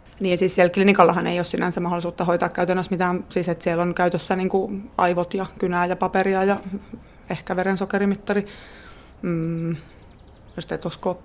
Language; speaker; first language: Finnish; native; Finnish